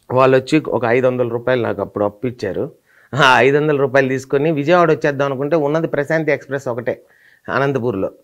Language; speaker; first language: Telugu; native; Telugu